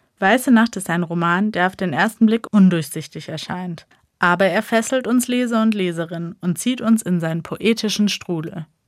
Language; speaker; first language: German; native; German